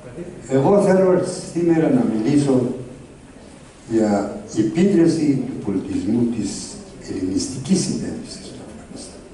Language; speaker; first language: Greek; non-native, fluent; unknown